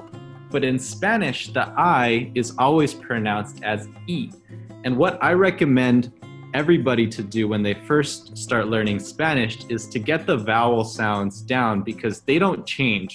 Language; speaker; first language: English; early bilingual, other home language; Chinese